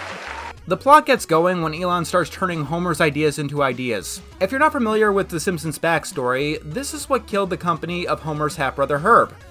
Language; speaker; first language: English; native; English